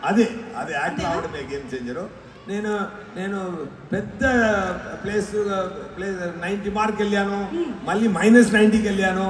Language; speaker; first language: Telugu; non-native, learner; Tamil